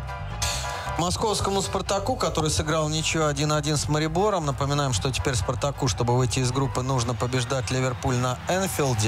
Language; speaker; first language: Russian; native; Russian